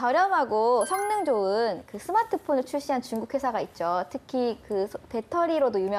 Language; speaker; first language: Korean; native; Korean